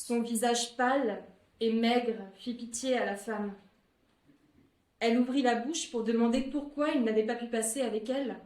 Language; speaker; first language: French; native; French